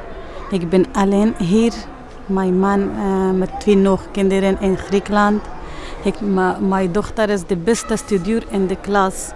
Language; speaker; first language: Dutch; non-native, learner; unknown